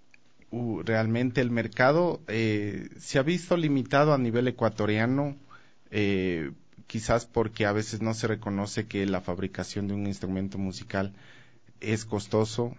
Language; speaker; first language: Spanish; native; Spanish